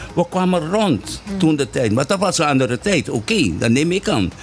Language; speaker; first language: Dutch; non-native, fluent; Papiamento